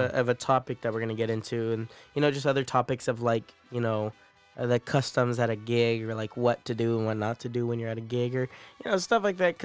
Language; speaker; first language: English; native; English